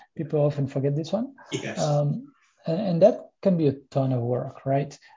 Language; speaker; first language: English; non-native, fluent; French